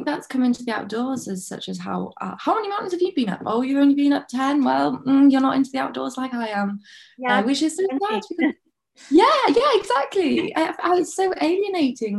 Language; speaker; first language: English; native; English